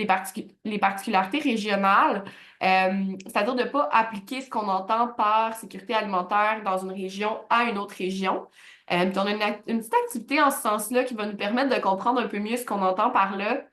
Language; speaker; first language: French; native; French